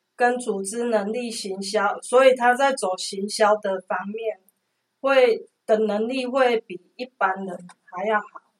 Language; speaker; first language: Chinese; non-native, local second language; Min Nan Chinese